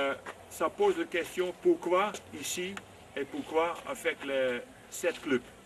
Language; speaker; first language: French; non-native, fluent; Dutch